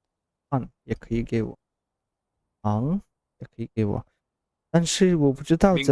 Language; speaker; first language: Chinese; non-native, learner; Russian